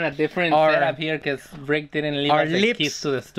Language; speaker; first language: English; native; English